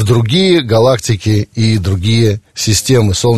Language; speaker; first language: Russian; native; Russian